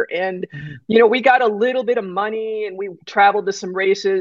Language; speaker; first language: English; native; English